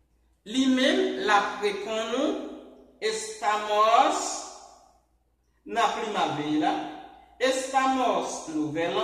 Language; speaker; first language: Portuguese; non-native, fluent; Haitian Creole